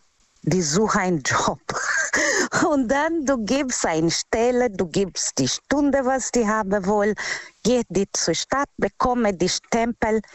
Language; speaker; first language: German; non-native, learner; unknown